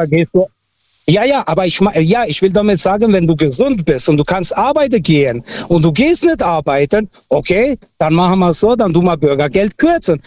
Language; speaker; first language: German; non-native, fluent; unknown